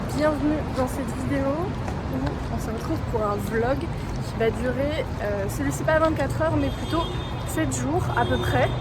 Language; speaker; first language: French; native; French